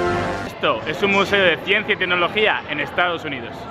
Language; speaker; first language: Spanish; native; Spanish